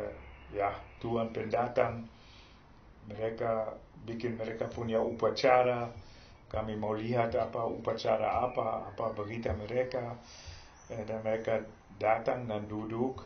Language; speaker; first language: Indonesian; non-native, fluent; German